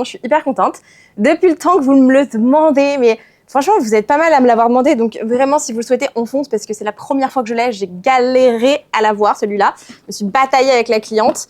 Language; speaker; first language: French; native; French